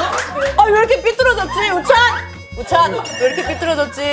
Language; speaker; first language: Korean; native; Korean